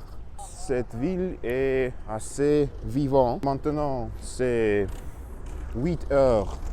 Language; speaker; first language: French; non-native, learner; Russian